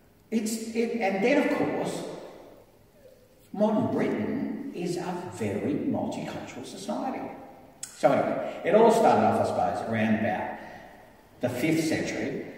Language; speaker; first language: English; native; English